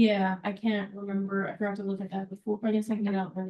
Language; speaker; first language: English; native; English